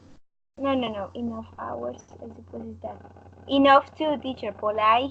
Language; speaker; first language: English; non-native, learner; Spanish